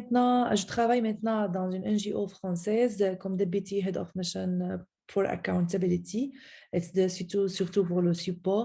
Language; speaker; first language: French; non-native, fluent; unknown